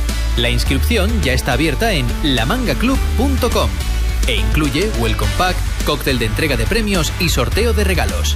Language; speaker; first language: Spanish; native; Spanish